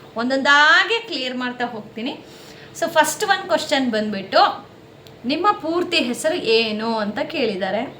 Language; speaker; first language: Kannada; non-native, local second language; Telugu